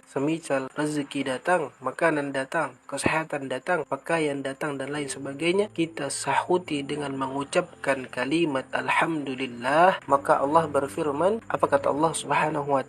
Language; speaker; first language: Malay; native; Malay